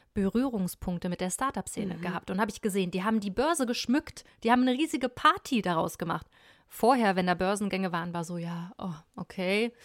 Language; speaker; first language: German; native; German